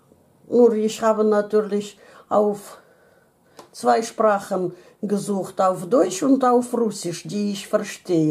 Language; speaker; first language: German; non-native, fluent; Russian